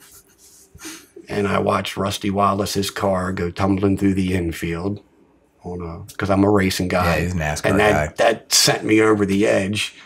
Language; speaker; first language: English; native; English